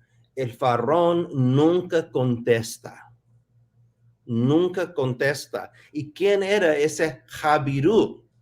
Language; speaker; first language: Spanish; non-native, fluent; English